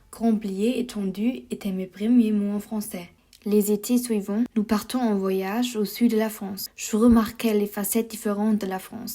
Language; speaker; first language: French; non-native, learner; German